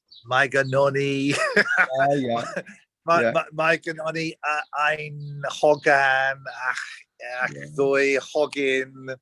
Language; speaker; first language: Welsh; non-native, learner; English